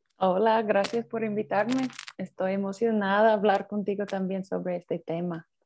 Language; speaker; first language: Spanish; non-native, fluent; English